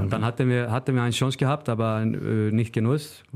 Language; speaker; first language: German; non-native, learner; Icelandic